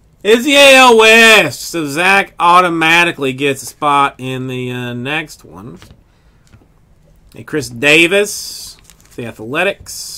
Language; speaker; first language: English; native; English